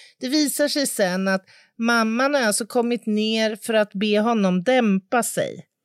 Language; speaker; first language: Swedish; native; Swedish